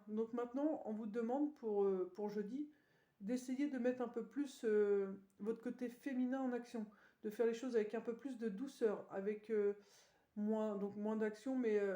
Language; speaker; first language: French; native; French